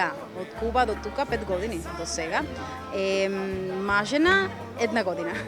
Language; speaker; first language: Macedonian; non-native, learner; Spanish